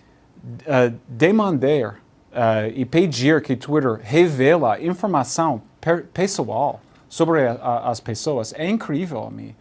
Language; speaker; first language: Portuguese; non-native, learner; English